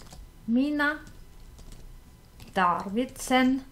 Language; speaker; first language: Finnish; non-native, fluent; Russian